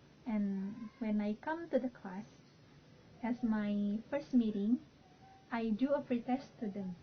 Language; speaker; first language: English; non-native, learner; Indonesian